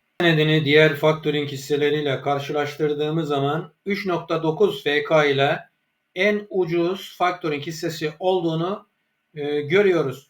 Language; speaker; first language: Turkish; native; Turkish